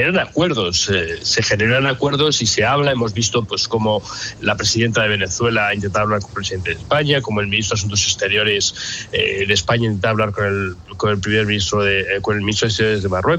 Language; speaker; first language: Spanish; native; Spanish